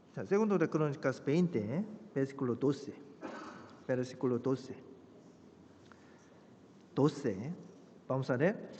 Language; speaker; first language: Spanish; non-native, fluent; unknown